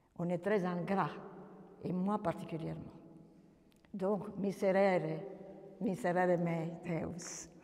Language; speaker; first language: French; non-native, fluent; Spanish